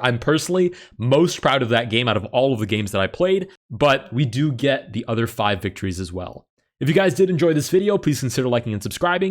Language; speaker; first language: English; native; English